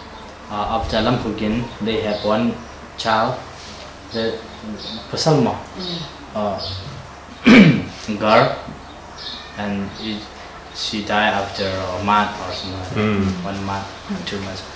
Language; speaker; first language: English; non-native, fluent; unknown